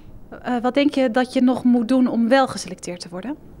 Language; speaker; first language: Dutch; native; Dutch